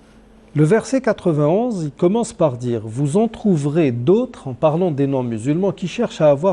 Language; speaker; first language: French; non-native, local second language; Arabic